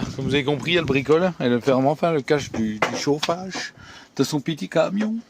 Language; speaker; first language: French; native; French